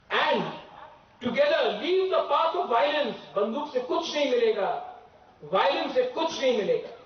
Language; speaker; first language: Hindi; non-native, local second language; Kok Borok